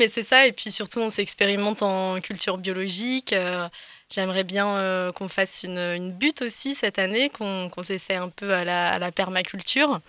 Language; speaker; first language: French; native; French